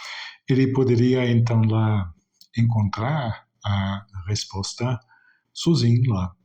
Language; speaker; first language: Portuguese; non-native, fluent; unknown